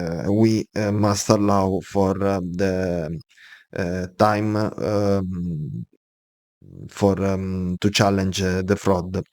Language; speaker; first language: English; non-native, fluent; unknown